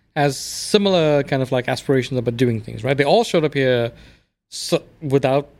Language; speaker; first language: English; native; English